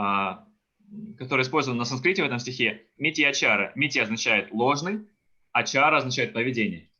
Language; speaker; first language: Russian; native; Russian